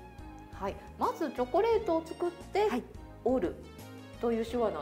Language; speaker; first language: Japanese; native; Japanese